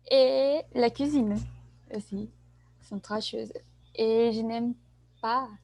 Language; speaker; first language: French; non-native, learner; Portuguese